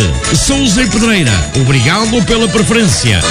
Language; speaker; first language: Portuguese; native; Portuguese